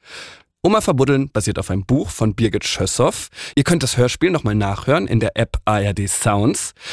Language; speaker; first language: German; native; German